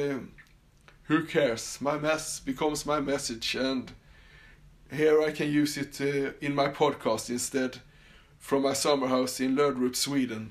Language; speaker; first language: English; non-native, fluent; Swedish